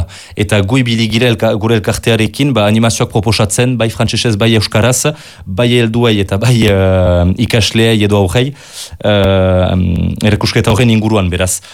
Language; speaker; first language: Basque; native; Basque